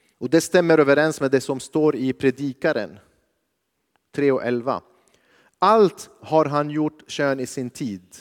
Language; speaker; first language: Swedish; non-native, fluent; Arabic